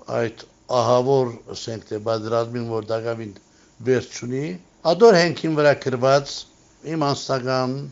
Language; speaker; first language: Armenian; native; Armenian